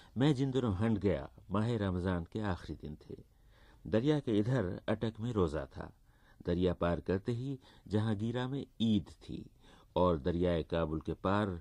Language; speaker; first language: Urdu; native; Urdu